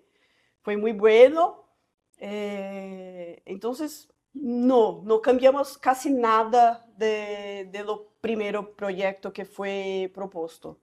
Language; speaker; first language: Spanish; non-native, fluent; Portuguese